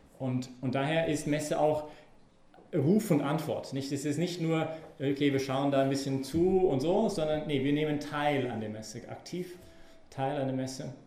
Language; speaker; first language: German; non-native, fluent; English